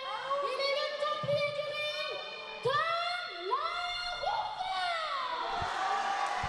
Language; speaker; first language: French; native; French